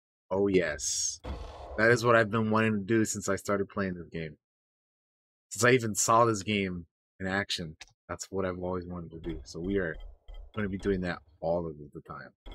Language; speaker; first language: English; early bilingual, other home language; Spanish